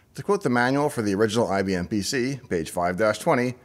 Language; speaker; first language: English; native; English